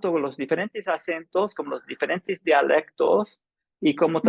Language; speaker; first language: Spanish; non-native, fluent; English